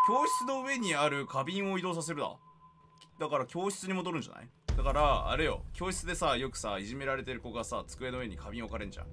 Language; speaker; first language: Japanese; native; Japanese